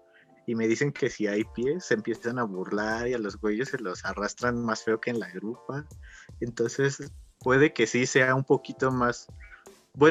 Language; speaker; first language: Spanish; native; Spanish